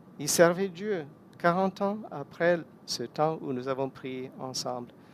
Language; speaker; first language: French; non-native, fluent; English